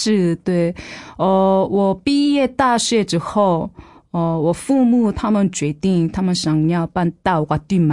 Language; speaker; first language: Chinese; non-native, fluent; Korean